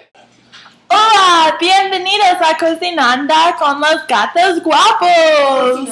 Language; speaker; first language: Spanish; non-native, learner; English